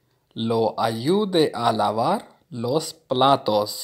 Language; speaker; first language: Spanish; non-native, fluent; Urdu